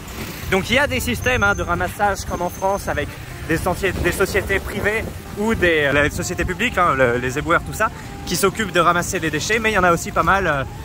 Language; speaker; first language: French; native; French